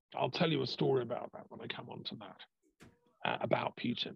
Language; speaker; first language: English; native; English